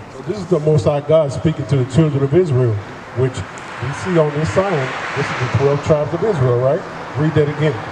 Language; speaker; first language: English; native; English